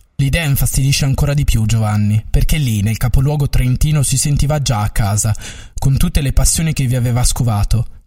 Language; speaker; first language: Italian; native; Italian